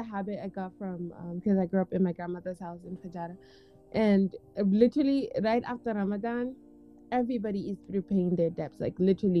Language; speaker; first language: English; non-native, local second language; Wolof